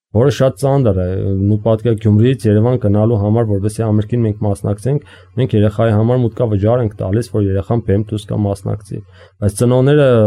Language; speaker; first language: Armenian; native; Armenian